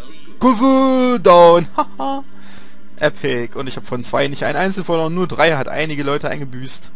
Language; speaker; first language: German; native; German